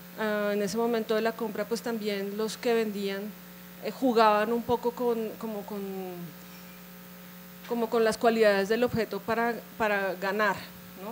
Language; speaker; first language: Spanish; native; Spanish